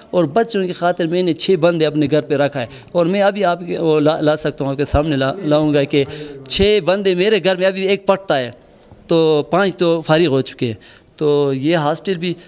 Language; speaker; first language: Urdu; non-native, local second language; Khowar